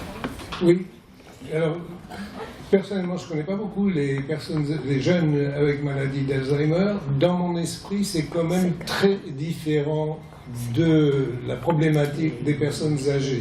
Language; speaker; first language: French; native; French